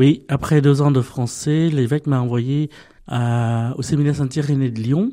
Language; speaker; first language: French; non-native, fluent; Vietnamese